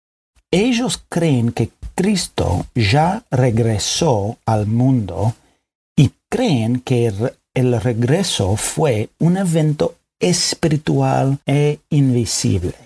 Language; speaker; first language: Spanish; non-native, fluent; English